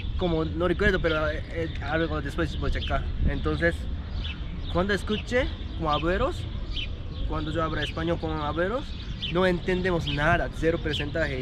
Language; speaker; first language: Spanish; non-native, learner; Japanese